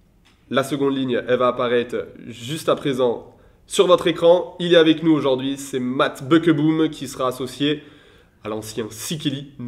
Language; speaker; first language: French; native; French